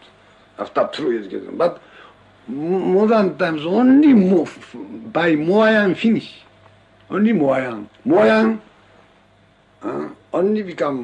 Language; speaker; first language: English; non-native, learner; Japanese